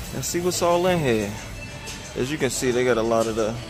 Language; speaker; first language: English; native; English